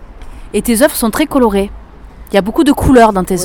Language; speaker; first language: French; native; French